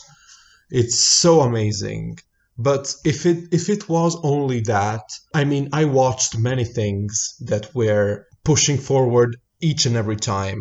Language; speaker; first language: English; non-native, fluent; Italian